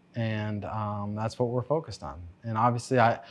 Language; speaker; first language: English; native; English